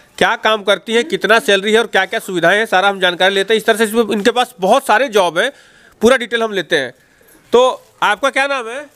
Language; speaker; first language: Hindi; native; Hindi